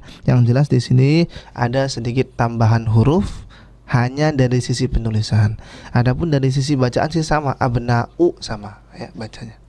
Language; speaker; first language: Indonesian; native; Indonesian